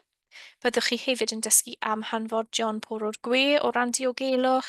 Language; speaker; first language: Welsh; native; Welsh